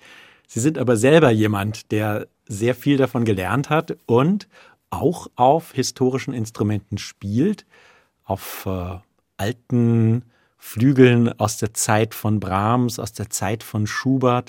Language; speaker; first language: German; native; German